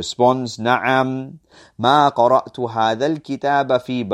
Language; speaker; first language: Arabic; non-native, fluent; English